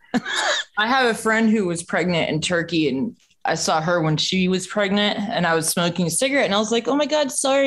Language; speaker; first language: English; native; English